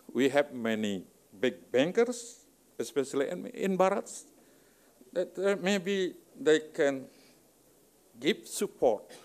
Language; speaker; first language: English; non-native, fluent; Indonesian